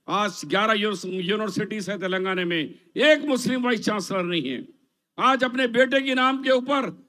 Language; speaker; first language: Hindi; non-native, local second language; Urdu